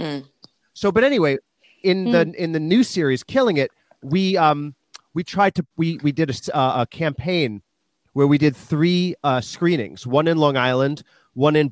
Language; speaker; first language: English; native; English